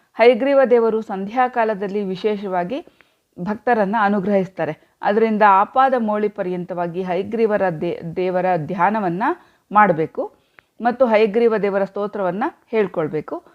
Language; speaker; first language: Kannada; native; Kannada